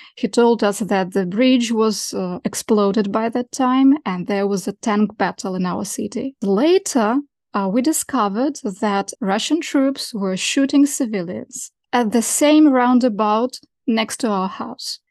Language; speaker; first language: English; non-native, fluent; Russian